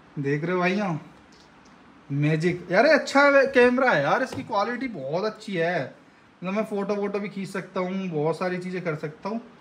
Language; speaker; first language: Hindi; native; Hindi